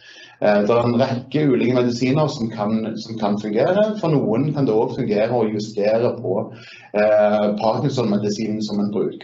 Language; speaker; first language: Norwegian; native; Norwegian